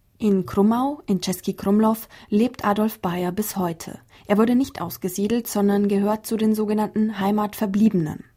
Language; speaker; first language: German; native; German